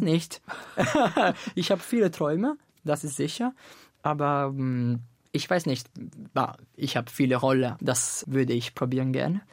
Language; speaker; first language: German; non-native, fluent; Italian